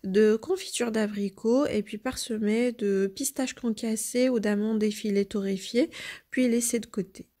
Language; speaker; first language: French; non-native, local second language; Arabic